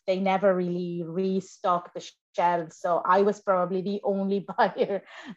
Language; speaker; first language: English; non-native, fluent; Spanish